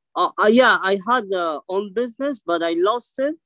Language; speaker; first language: English; non-native, learner; Persian